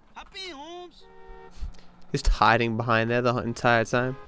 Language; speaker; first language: English; native; English